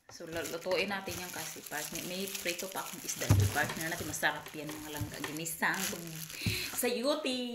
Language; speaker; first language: Filipino; non-native, local second language; Cebuano